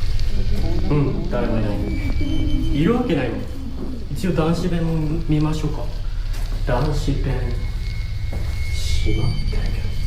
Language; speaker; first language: Japanese; native; Japanese